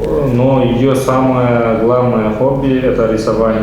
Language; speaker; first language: Russian; non-native, local second language; Kazakh